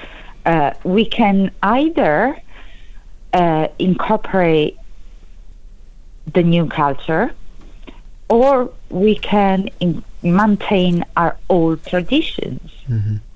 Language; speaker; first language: English; non-native, fluent; Italian